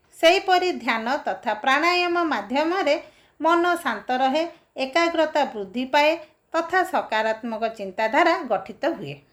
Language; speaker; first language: Odia; native; Odia